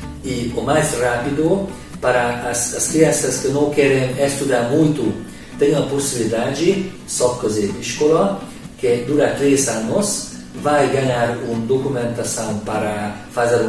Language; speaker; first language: Portuguese; non-native, learner; Hungarian